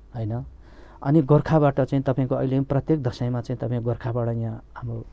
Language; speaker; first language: Nepali; non-native, local second language; Limbu